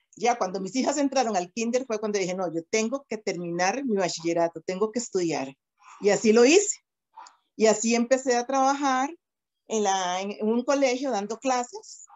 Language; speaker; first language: Spanish; native; Spanish